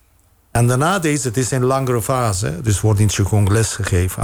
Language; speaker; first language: Dutch; non-native, fluent; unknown